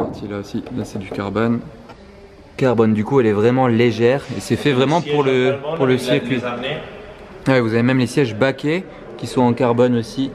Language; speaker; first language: French; native; French